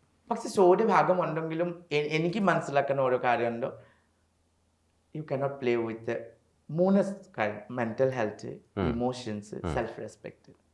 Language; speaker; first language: Malayalam; non-native, learner; Assamese